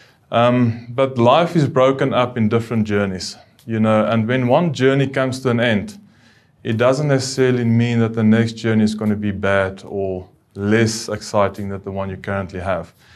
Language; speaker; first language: English; non-native, local second language; Afrikaans